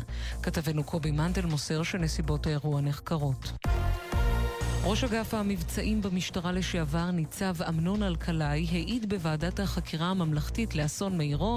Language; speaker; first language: Hebrew; native; Hebrew